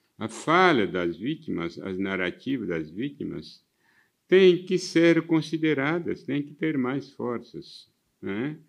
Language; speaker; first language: Portuguese; non-native, fluent; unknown